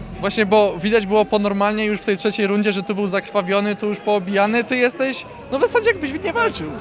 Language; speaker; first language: Polish; native; Polish